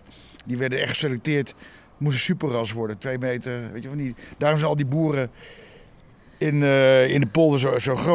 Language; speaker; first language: Dutch; native; Dutch